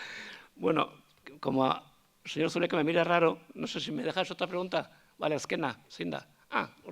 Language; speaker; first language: Spanish; native; Spanish